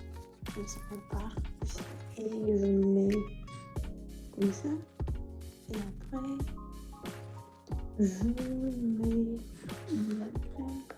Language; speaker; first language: French; non-native, fluent; Russian